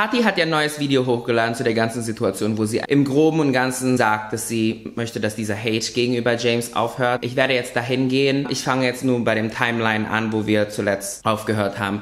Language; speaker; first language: German; native; German